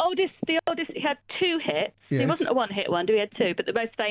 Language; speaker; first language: English; native; English